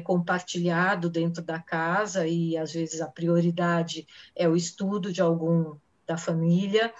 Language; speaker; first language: Portuguese; native; Portuguese